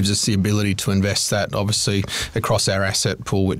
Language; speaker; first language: English; native; English